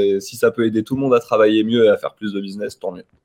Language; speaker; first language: French; native; French